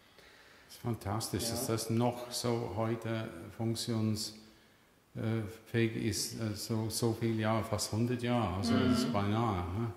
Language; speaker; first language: German; non-native, fluent; English